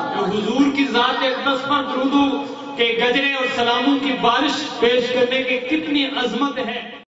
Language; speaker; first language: Urdu; non-native, local second language; Punjabi